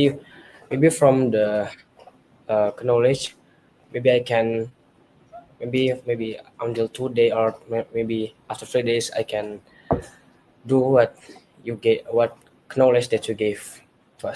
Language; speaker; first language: English; non-native, learner; Indonesian